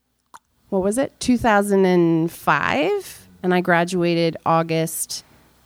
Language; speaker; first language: English; non-native, fluent; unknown